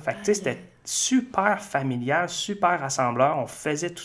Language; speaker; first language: French; native; French